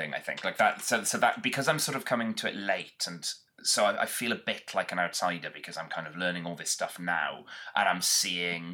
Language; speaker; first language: English; native; English